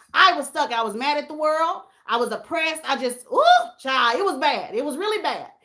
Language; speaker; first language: English; native; English